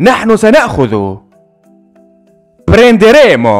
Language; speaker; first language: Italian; non-native, fluent; Arabic